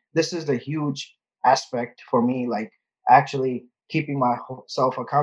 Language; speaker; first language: English; non-native, local second language; Urdu